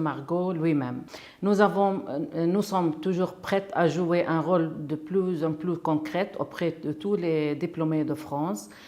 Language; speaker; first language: French; non-native, fluent; Arabic